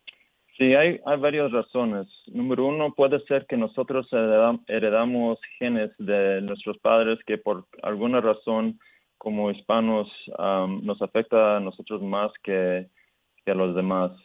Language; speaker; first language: Spanish; early bilingual, heritage; Spanish